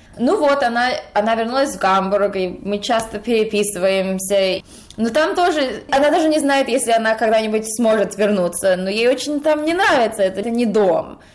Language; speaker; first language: Russian; early bilingual, heritage; Russian